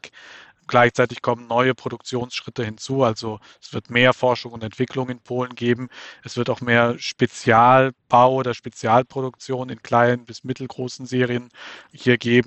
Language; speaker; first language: German; native; German